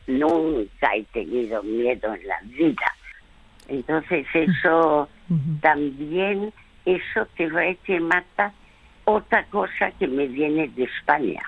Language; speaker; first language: Spanish; early bilingual, other home language; French